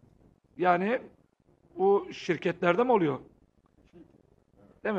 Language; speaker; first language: Turkish; native; Turkish